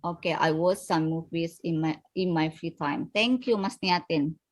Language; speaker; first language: English; non-native, fluent; Indonesian